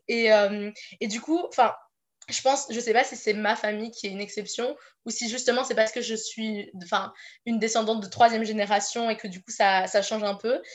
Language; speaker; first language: French; native; French